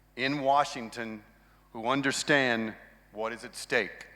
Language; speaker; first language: English; native; English